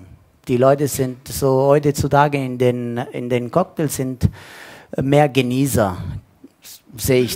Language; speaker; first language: German; non-native, fluent; Italian